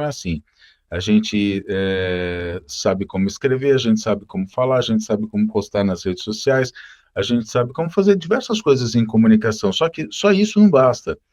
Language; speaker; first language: Portuguese; native; Portuguese